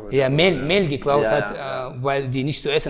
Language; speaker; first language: German; native; German